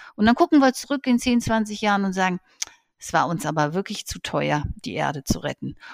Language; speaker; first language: German; native; German